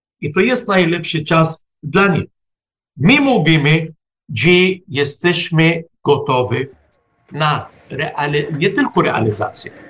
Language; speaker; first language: Polish; non-native, fluent; Arabic